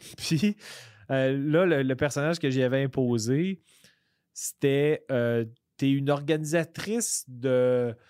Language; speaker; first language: French; native; French